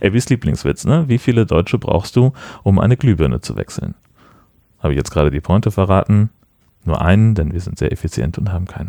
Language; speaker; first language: German; native; German